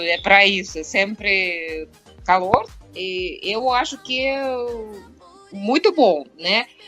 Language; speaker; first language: Portuguese; non-native, fluent; Russian